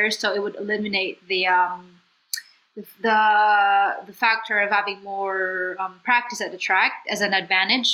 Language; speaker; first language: English; non-native, local second language; Filipino